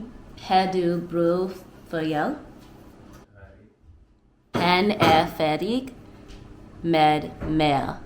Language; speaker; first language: Danish; non-native, learner; English